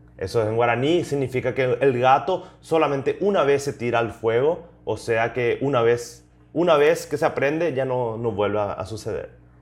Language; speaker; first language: Spanish; native; Spanish